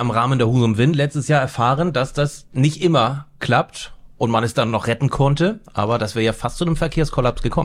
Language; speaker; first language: German; native; German